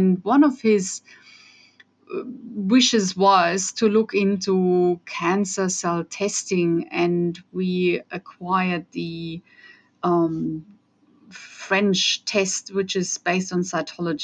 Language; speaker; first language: English; non-native, fluent; German